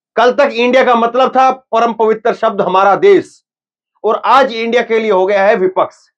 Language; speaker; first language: Hindi; native; Hindi